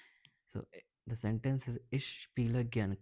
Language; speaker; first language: German; non-native, learner; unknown